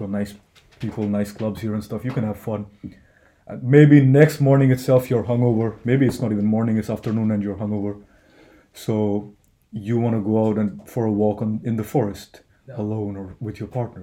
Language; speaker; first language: English; non-native, local second language; Hindi